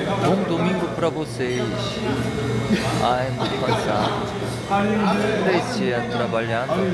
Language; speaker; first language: Portuguese; non-native, learner; Korean